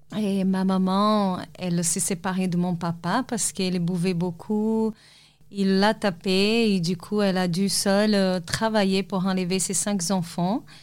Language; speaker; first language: French; non-native, fluent; Portuguese